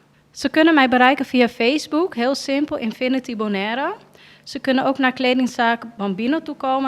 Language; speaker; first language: Dutch; native; Dutch